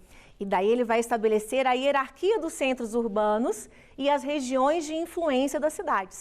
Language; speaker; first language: Portuguese; native; Portuguese